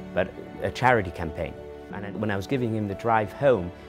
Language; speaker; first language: English; native; English